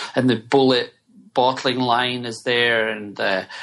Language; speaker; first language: English; native; English